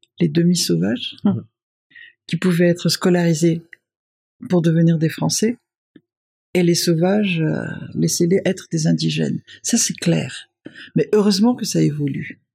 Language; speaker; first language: French; non-native, local second language; Malagasy